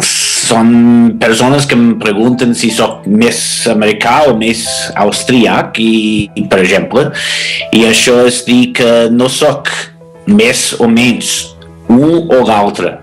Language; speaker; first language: Catalan; non-native, fluent; English